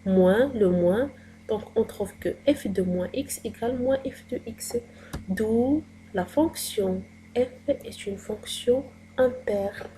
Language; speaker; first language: French; non-native, local second language; Arabic